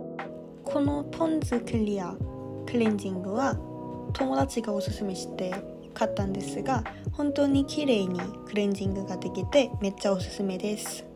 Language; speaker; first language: Japanese; non-native, fluent; Korean